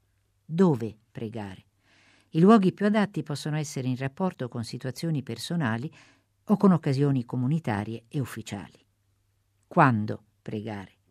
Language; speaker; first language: Italian; native; Italian